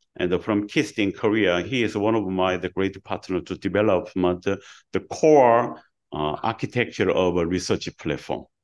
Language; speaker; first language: English; non-native, learner; Korean